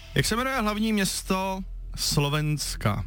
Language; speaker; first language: Czech; native; Czech